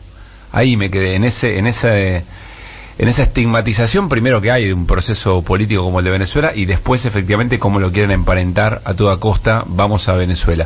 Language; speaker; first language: Spanish; native; Spanish